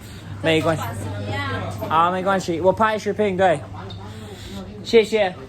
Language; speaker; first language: Chinese; non-native, learner; English